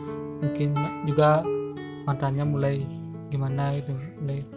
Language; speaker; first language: Indonesian; native; Indonesian